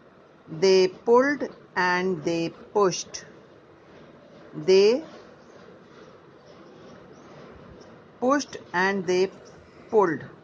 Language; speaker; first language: English; non-native, local second language; Hindi